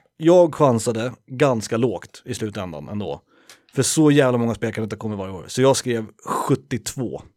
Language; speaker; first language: Swedish; native; Swedish